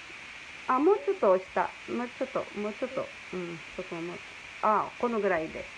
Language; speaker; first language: Japanese; non-native, fluent; Filipino